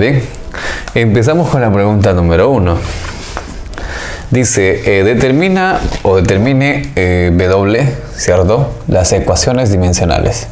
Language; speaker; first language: Spanish; native; Spanish